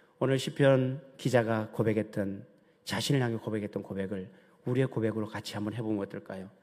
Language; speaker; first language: Korean; native; Korean